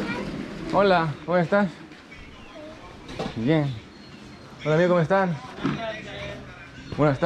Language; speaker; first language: Spanish; non-native, learner; Greek